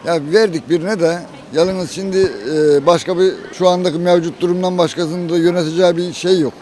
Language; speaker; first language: Turkish; native; Turkish